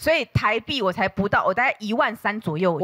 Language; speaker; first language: Chinese; native; Chinese